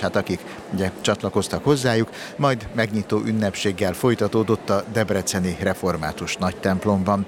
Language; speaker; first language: Hungarian; native; Hungarian